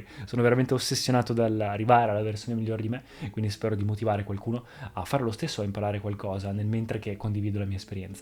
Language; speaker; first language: Italian; native; Italian